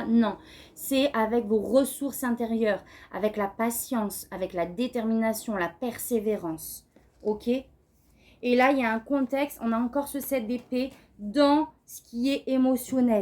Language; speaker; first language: French; native; French